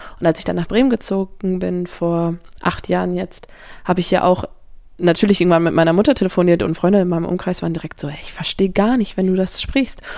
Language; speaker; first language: German; native; German